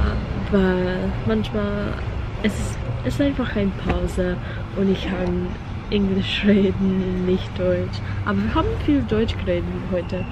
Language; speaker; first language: German; non-native, learner; English